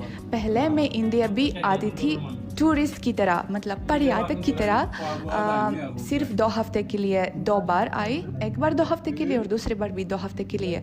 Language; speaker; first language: Hindi; non-native, fluent; Russian